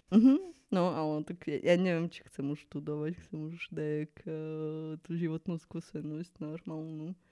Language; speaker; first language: Slovak; non-native, fluent; Ukrainian